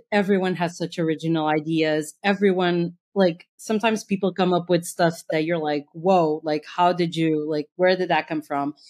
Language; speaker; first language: English; non-native, fluent; Portuguese